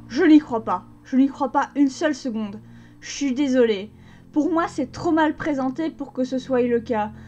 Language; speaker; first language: French; native; French